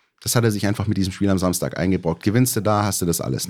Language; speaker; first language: German; native; German